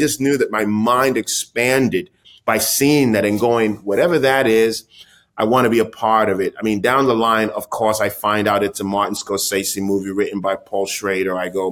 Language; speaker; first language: English; non-native, local second language; Akan